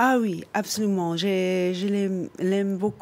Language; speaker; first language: French; non-native, fluent; English